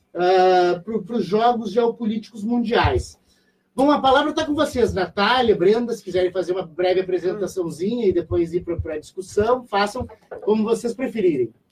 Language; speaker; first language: Portuguese; native; Portuguese